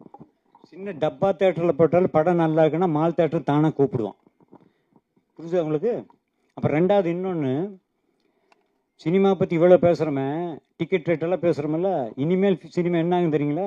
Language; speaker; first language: Tamil; native; Tamil